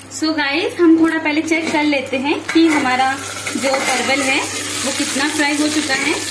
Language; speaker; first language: Hindi; non-native, local second language; Bangla